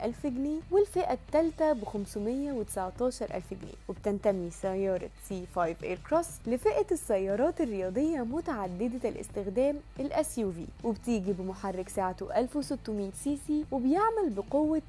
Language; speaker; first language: Arabic; native; Arabic